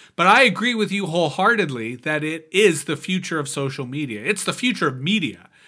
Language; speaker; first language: English; native; English